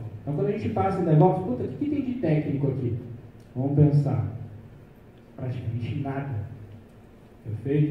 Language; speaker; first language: Portuguese; native; Portuguese